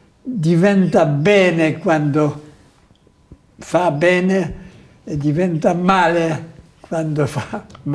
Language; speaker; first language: Italian; non-native, fluent; Polish